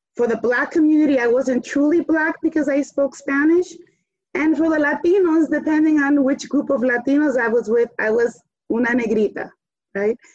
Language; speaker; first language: English; early bilingual, other home language; Spanish